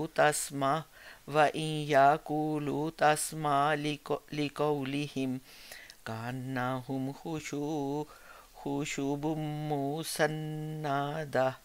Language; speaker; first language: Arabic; non-native, learner; Hindi